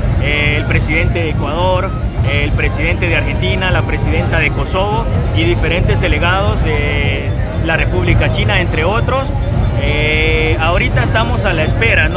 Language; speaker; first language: Spanish; native; Spanish